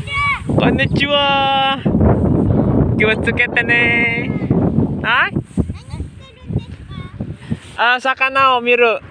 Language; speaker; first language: Japanese; non-native, learner; Indonesian